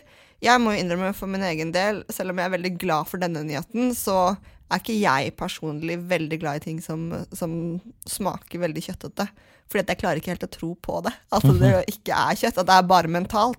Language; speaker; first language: Norwegian; native; Norwegian